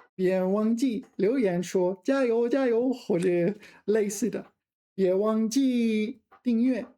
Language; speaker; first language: Chinese; non-native, fluent; English